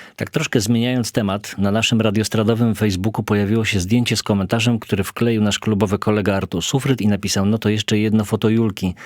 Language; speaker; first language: Polish; native; Polish